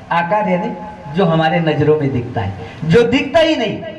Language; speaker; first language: Hindi; non-native, local second language; Marathi